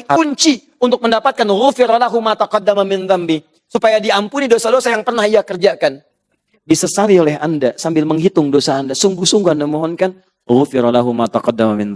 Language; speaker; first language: Indonesian; native; Indonesian